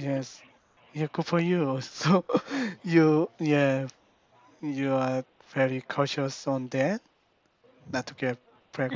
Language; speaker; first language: English; non-native, learner; Korean